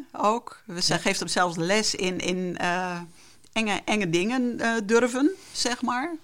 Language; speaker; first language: Dutch; non-native, local second language; Western Frisian